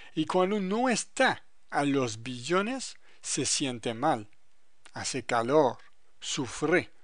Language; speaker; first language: Spanish; non-native, fluent; French